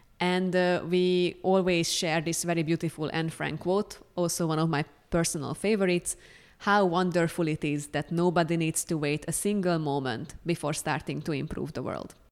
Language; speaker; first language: English; non-native, fluent; Hungarian